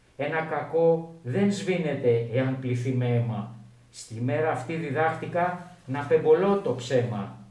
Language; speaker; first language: Greek; native; Greek